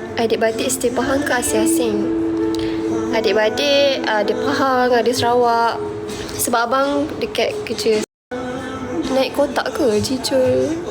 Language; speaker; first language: Malay; native; Malay